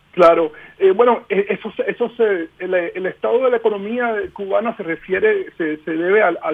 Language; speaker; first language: Spanish; early bilingual, heritage; Spanish